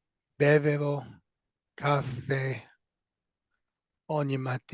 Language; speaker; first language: Italian; non-native, learner; English